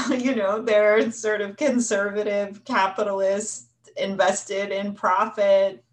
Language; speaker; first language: English; native; English